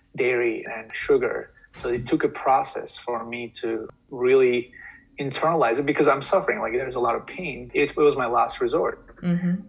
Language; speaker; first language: English; non-native, fluent; Turkish